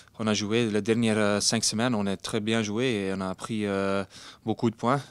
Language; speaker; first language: French; non-native, learner; Dutch